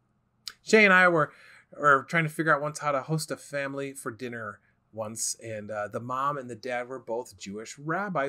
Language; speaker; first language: English; native; English